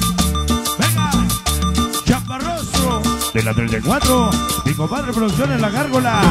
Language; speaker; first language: Spanish; native; Spanish